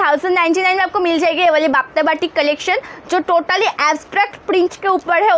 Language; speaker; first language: Hindi; non-native, local second language; Bangla